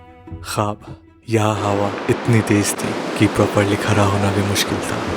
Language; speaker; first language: Hindi; non-native, local second language; Bangla